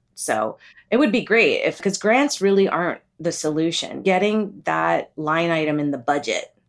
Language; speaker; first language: English; native; English